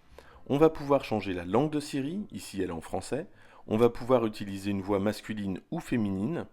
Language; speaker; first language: French; native; French